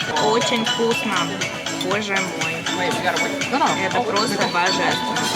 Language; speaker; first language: Russian; native; Russian